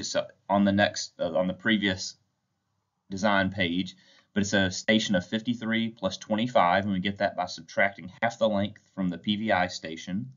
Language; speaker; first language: English; native; English